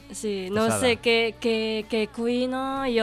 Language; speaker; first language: Catalan; non-native, learner; Indonesian